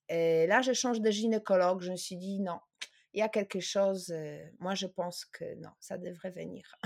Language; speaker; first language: French; non-native, fluent; Polish